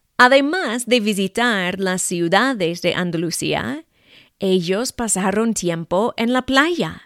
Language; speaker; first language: Spanish; non-native, fluent; English